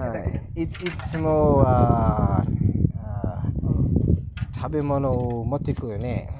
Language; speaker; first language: Japanese; non-native, learner; English